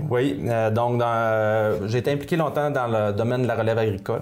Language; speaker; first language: French; native; French